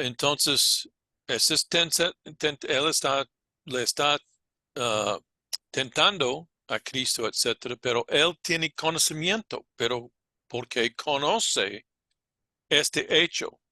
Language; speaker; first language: Spanish; non-native, fluent; English